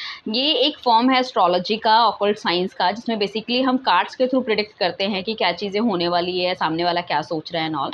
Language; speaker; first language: Hindi; native; Hindi